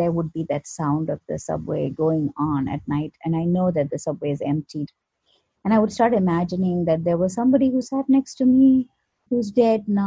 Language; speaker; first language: English; non-native, local second language; Malayalam